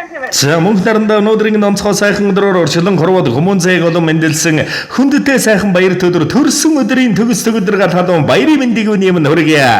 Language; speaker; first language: Mongolian; native; Mongolian